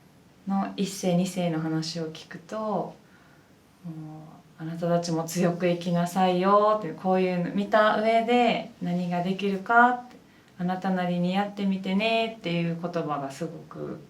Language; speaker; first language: Japanese; native; Japanese